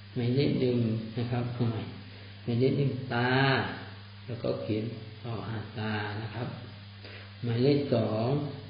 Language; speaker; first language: Thai; non-native, local second language; Malay